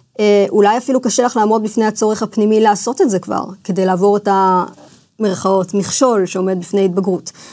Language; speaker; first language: Hebrew; early bilingual, other home language; English